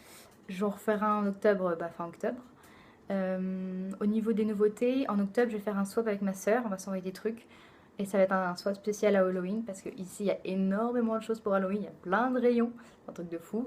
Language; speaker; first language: French; native; French